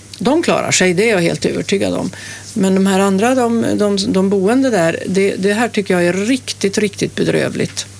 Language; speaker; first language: Swedish; native; Swedish